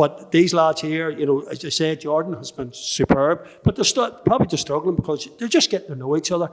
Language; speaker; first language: English; native; English